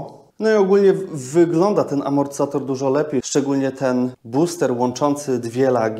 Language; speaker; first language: Polish; native; Polish